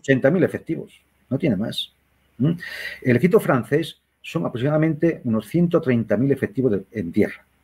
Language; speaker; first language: Spanish; native; Spanish